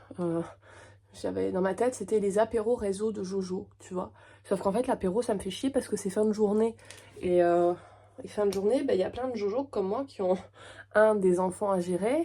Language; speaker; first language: French; native; French